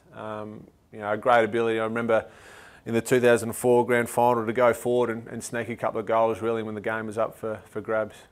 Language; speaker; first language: English; native; English